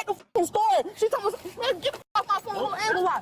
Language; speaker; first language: English; native; English